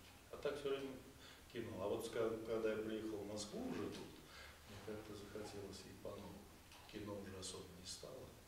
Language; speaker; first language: Russian; native; Russian